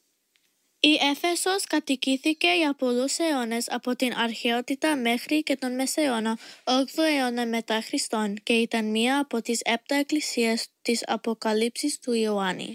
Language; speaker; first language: Greek; early bilingual, heritage; Greek